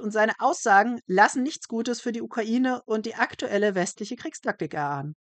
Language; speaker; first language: German; native; German